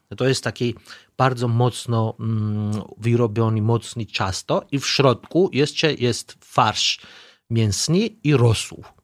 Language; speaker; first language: Polish; non-native, learner; Georgian